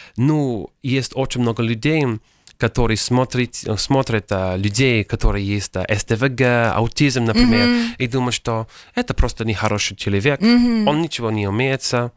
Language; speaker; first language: Russian; non-native, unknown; English